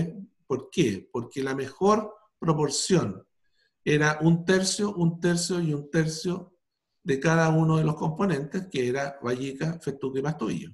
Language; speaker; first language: Spanish; native; Spanish